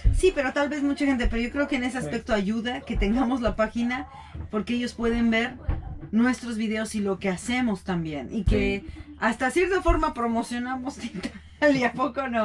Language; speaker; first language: Spanish; native; Spanish